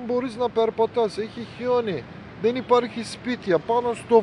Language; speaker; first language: Greek; non-native, learner; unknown